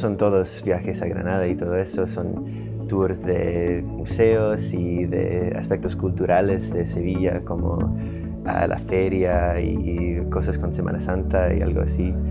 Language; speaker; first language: Spanish; non-native, fluent; English